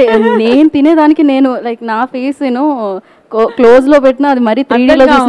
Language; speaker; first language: Telugu; native; Telugu